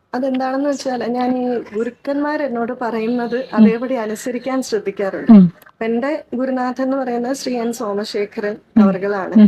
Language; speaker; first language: Malayalam; non-native, local second language; Tamil